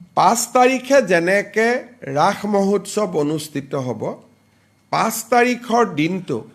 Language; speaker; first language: Assamese; native; Assamese